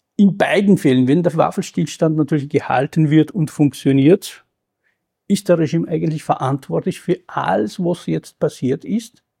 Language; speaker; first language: German; non-native, fluent; Kurdish